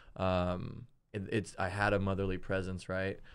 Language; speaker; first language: English; early bilingual, other home language; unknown